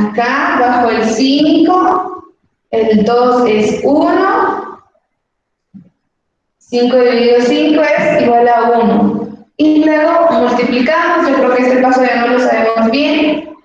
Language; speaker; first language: Spanish; native; Spanish